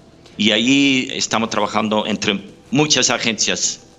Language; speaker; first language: Spanish; non-native, fluent; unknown